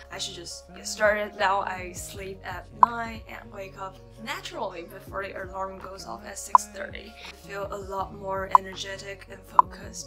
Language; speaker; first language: English; early bilingual, other home language; Chinese